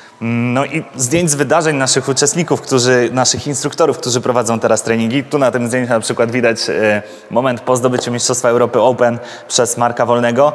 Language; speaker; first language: Polish; native; Polish